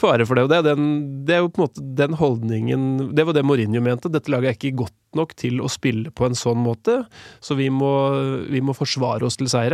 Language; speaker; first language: Norwegian; native; Norwegian